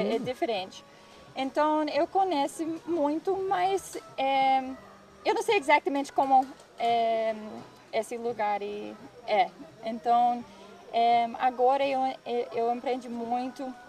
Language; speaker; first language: Portuguese; non-native, learner; English